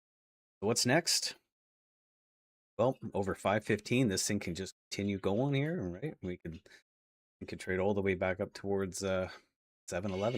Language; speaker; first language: English; native; English